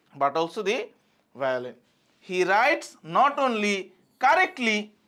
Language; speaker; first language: English; non-native, local second language; Bangla